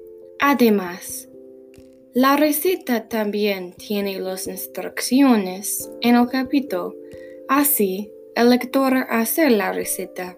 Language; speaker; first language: Spanish; non-native, learner; English